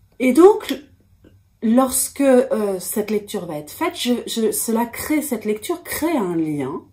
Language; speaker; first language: French; native; French